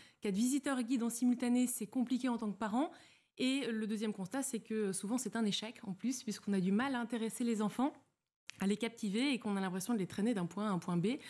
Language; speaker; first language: French; native; French